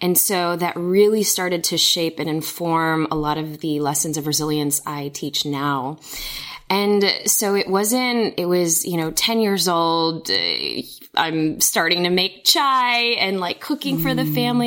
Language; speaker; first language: English; native; English